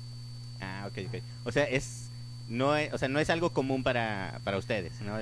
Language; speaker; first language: Spanish; native; Spanish